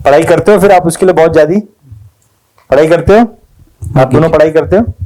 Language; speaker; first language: Hindi; non-native, local second language; Marathi